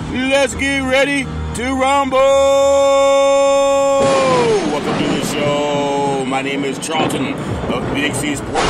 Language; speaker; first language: English; native; English